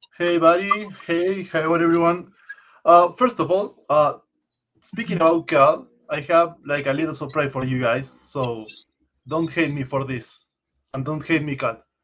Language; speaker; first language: English; non-native, fluent; Spanish